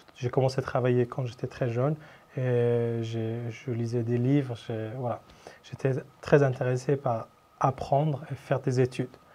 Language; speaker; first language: French; non-native, fluent; Persian